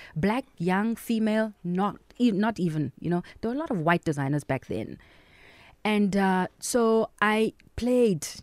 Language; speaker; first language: English; non-native, local second language; Southern Sotho